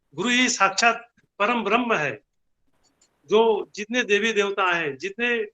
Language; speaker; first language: Hindi; non-native, local second language; Bangla